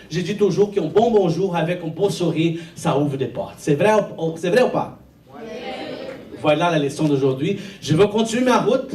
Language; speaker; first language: French; non-native, fluent; Portuguese